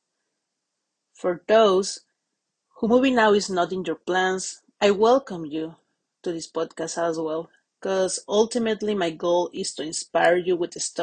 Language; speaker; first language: English; non-native, fluent; Spanish